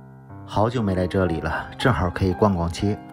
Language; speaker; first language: Chinese; native; Chinese